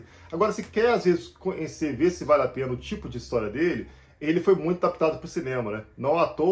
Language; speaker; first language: Portuguese; native; Portuguese